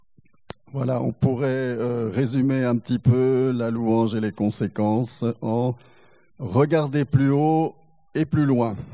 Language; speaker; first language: French; native; French